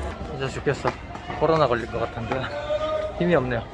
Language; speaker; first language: Korean; native; Korean